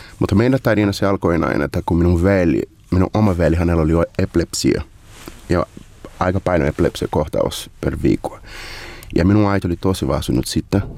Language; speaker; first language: Finnish; non-native, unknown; Portuguese